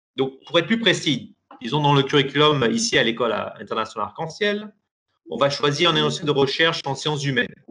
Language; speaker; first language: French; non-native, local second language; Persian